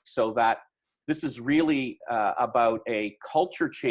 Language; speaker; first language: English; native; English